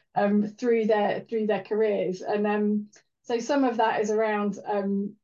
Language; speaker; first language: English; native; English